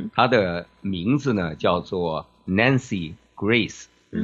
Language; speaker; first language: Chinese; native; Chinese